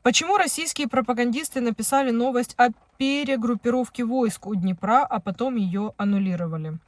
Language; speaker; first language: Russian; non-native, local second language; Ukrainian